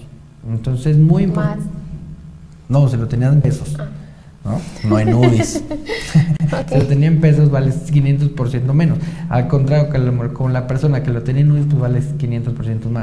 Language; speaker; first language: Spanish; native; Spanish